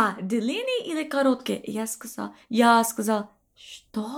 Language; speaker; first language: Russian; non-native, learner; English